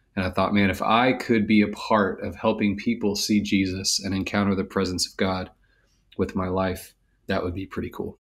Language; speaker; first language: English; native; English